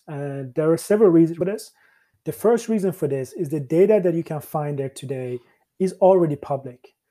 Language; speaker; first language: English; early bilingual, other home language; Persian